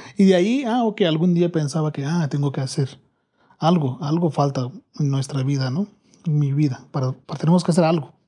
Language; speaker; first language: Spanish; non-native, learner; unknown